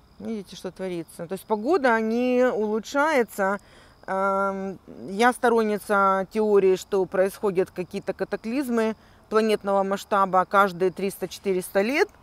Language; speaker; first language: Russian; native; Russian